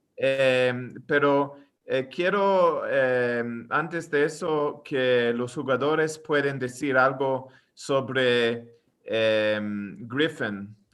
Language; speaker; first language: Spanish; non-native, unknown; English